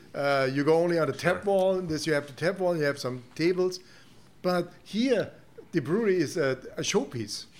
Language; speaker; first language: English; non-native, fluent; German